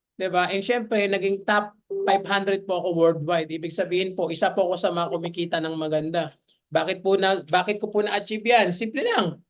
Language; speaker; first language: Filipino; native; Filipino